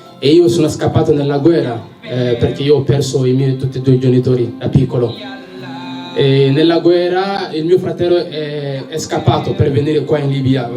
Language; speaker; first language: Italian; non-native, fluent; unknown